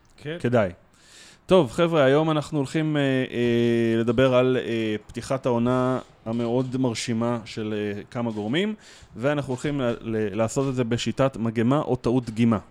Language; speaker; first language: Hebrew; native; Hebrew